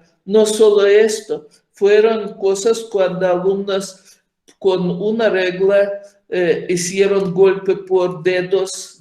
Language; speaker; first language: Spanish; non-native, fluent; Ukrainian